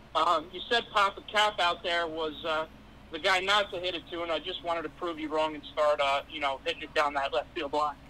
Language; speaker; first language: English; native; English